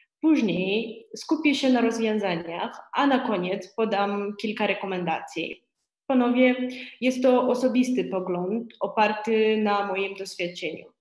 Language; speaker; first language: Polish; non-native, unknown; Romanian